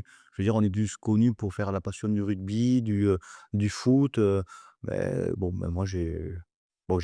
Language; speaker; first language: French; native; French